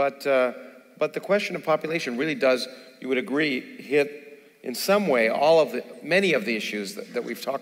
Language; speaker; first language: English; native; English